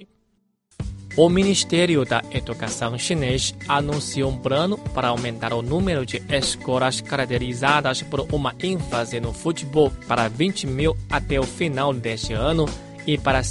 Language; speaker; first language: Portuguese; non-native, fluent; Chinese